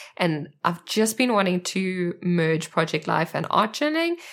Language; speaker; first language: English; native; English